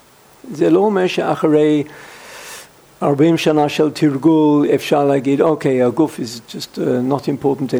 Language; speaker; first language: Hebrew; non-native, fluent; English